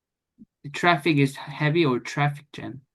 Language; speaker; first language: English; non-native, fluent; Korean